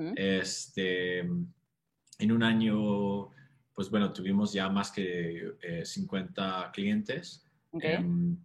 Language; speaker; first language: Spanish; non-native, fluent; English